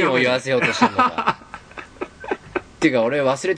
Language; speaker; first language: Japanese; native; Japanese